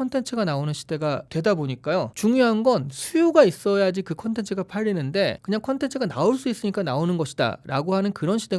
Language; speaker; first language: Korean; native; Korean